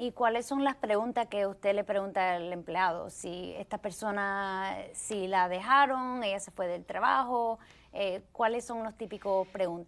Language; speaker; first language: Spanish; early bilingual, heritage; Spanish